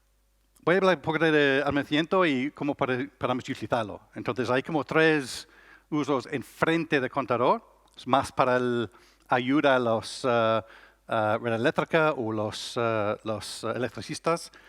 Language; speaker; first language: Spanish; non-native, learner; English